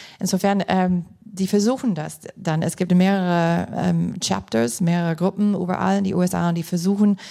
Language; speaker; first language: German; non-native, fluent; English